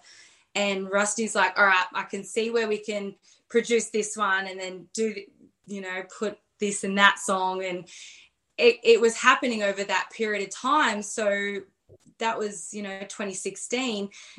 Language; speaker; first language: English; native; English